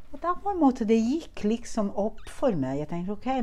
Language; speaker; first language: Norwegian; non-native, fluent; Italian